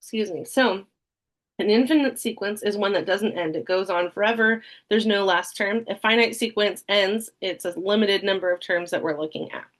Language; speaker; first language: English; native; English